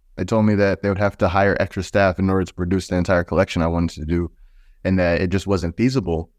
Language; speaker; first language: English; native; English